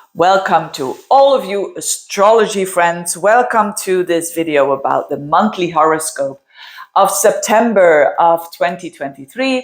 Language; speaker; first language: English; non-native, fluent; Dutch